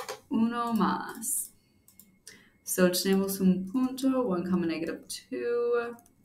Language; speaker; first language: Spanish; non-native, fluent; English